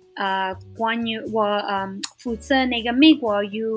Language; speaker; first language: Chinese; non-native, fluent; English